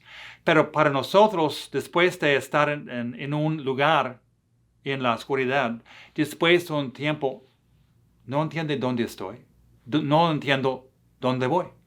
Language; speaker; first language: Spanish; non-native, fluent; English